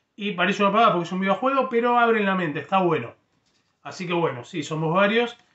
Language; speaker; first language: Spanish; native; Spanish